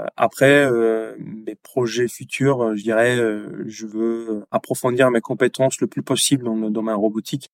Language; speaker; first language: French; non-native, fluent; Turkish